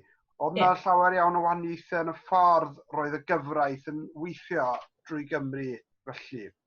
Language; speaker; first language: Welsh; native; Welsh